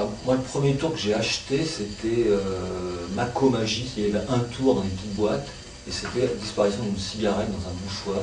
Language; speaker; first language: French; native; French